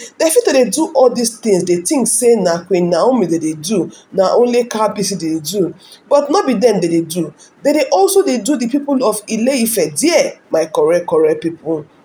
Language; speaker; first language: Nigerian Pidgin; non-native, local second language; Igbo